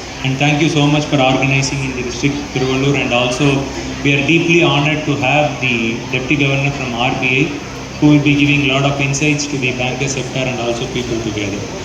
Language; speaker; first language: English; non-native, local second language; Tamil